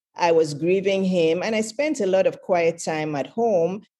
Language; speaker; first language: English; non-native, local second language; Yoruba